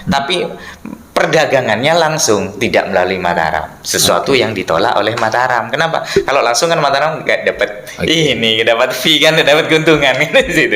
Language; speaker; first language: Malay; non-native, local second language; Madurese